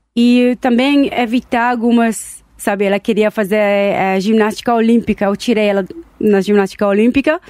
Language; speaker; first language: Portuguese; non-native, learner; Hebrew